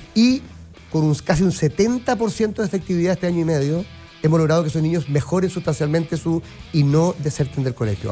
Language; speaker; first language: Spanish; native; Spanish